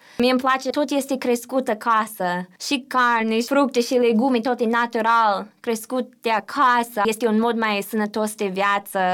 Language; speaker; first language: Romanian; non-native, learner; English